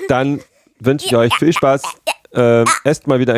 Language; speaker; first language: German; native; German